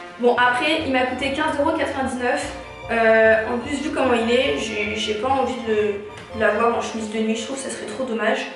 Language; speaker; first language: French; early bilingual, other home language; Portuguese